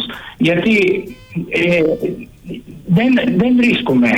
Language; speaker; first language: Greek; non-native, fluent; Italian